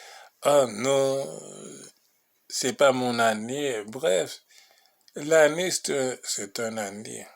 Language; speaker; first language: French; non-native, local second language; Haitian Creole